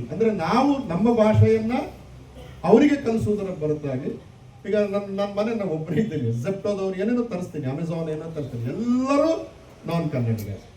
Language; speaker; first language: Kannada; non-native, local second language; Tulu